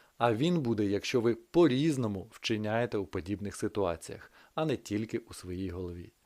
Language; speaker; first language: Ukrainian; native; Ukrainian